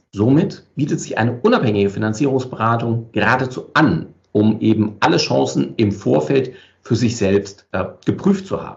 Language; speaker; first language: German; native; German